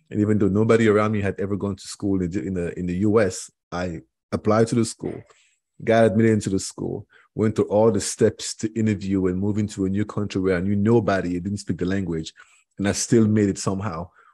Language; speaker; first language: English; non-native, local second language; French